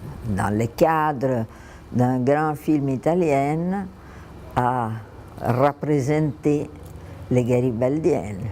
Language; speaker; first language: French; non-native, fluent; Italian